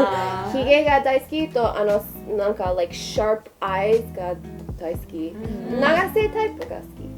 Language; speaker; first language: Japanese; non-native, learner; English